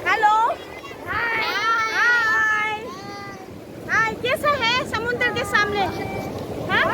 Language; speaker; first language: Hindi; non-native, local second language; Tibetan